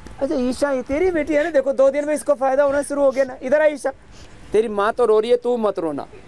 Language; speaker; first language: Hindi; native; Hindi